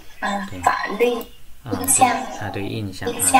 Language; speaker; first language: Chinese; non-native, learner; Vietnamese